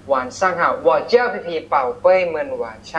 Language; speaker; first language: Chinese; non-native, learner; Thai